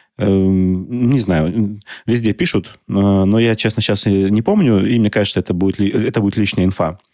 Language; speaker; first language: Russian; native; Russian